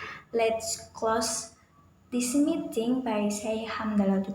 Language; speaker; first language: English; non-native, learner; Indonesian